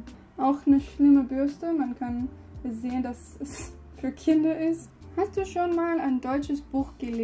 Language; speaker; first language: German; non-native, learner; English